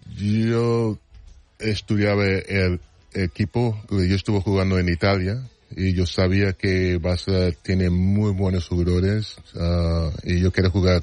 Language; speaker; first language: Spanish; non-native, fluent; English